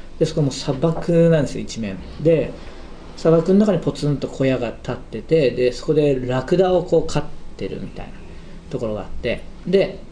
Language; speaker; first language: Japanese; native; Japanese